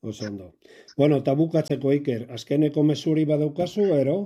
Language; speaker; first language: Basque; native; Basque